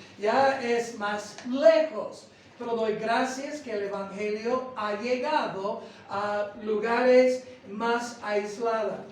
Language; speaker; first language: Spanish; non-native, fluent; English